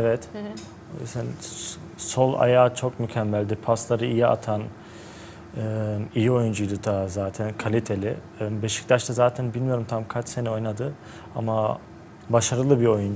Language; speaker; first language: Turkish; early bilingual, heritage; Turkish